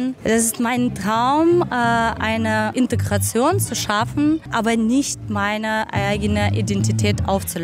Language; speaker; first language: German; non-native, fluent; Ukrainian